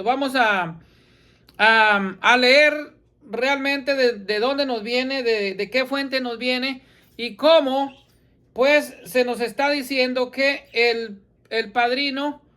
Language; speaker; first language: Spanish; native; Spanish